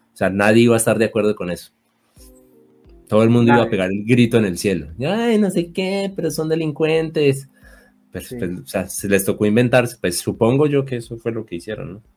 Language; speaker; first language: Spanish; native; Spanish